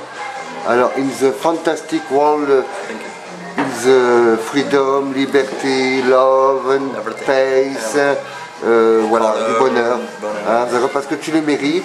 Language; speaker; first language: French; native; French